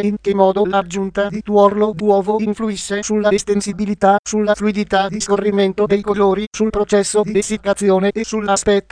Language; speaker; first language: Italian; native; Italian